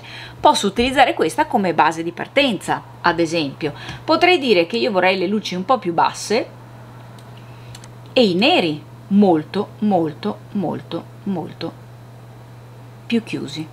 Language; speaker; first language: Italian; native; Italian